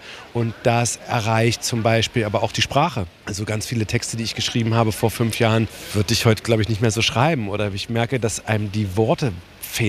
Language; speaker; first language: German; native; German